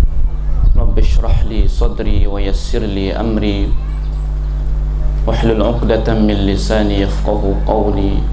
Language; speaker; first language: Malay; native; Malay